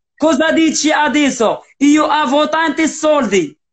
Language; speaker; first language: Italian; non-native, learner; Arabic